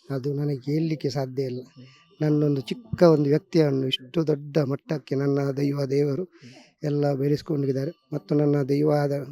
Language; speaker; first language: Kannada; non-native, local second language; Tulu